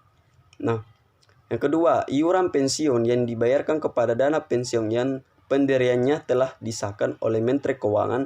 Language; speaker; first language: Indonesian; native; Indonesian